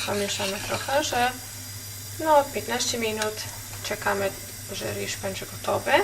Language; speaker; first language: Polish; non-native, learner; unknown